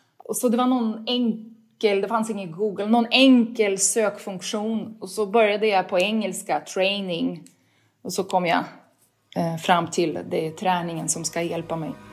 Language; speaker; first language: Swedish; non-native, fluent; Russian